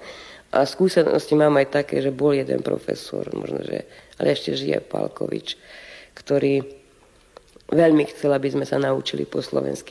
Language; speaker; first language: Slovak; early bilingual, heritage; Slovak